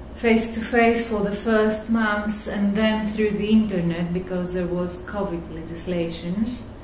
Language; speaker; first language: English; non-native, fluent; Greek